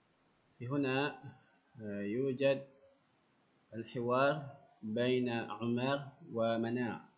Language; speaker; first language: Arabic; non-native, fluent; Indonesian